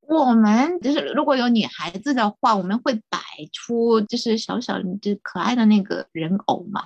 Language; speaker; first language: Chinese; non-native, fluent; Japanese